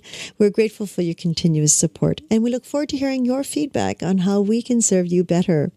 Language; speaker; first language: English; native; English